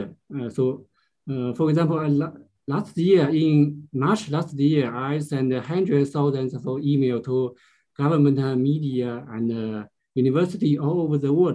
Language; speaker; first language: English; non-native, learner; Chinese